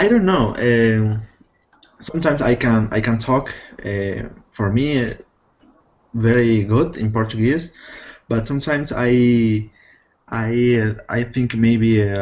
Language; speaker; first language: English; non-native, fluent; Spanish